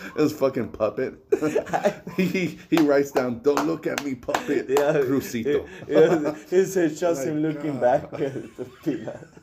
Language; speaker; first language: English; early bilingual, other home language; Spanish